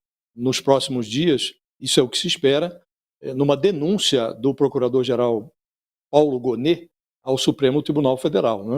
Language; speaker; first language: Portuguese; native; Portuguese